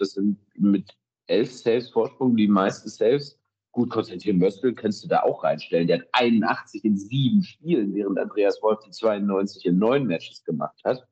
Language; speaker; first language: German; native; German